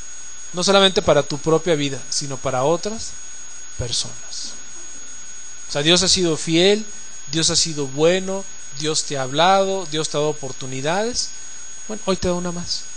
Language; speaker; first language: Spanish; native; Spanish